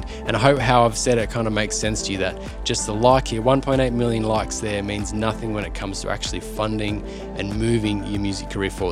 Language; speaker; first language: English; native; English